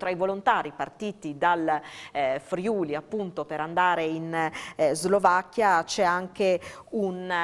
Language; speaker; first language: Italian; native; Italian